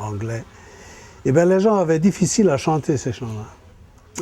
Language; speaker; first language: French; non-native, fluent; German